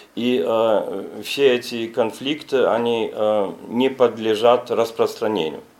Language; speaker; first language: Russian; non-native, fluent; German